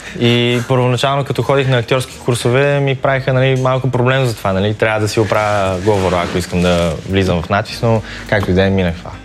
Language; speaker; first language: Bulgarian; early bilingual, other home language; Chinese